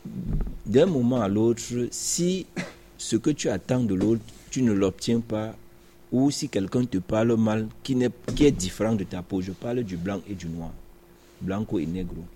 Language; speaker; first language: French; non-native, fluent; Spanish